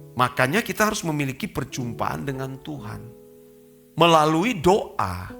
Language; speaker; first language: Indonesian; native; Indonesian